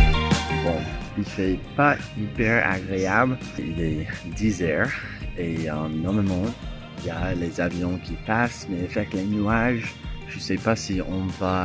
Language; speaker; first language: French; non-native, fluent; English